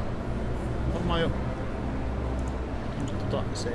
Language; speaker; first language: Finnish; native; Finnish